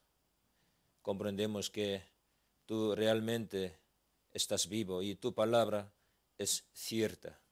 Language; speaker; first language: Spanish; non-native, learner; Korean